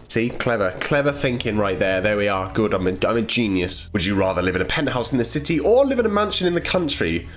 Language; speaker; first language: English; native; English